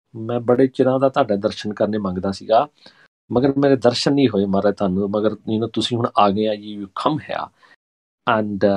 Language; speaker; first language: Punjabi; early bilingual, heritage; Punjabi